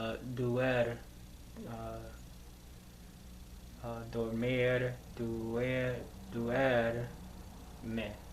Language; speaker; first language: Spanish; non-native, learner; English